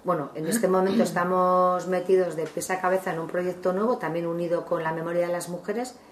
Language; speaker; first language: Spanish; non-native, local second language; Basque